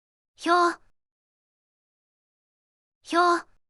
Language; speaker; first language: Japanese; native; Japanese